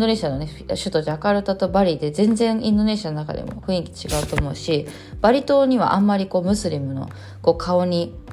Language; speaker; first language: Japanese; native; Japanese